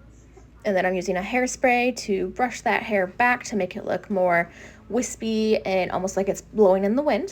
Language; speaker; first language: English; native; English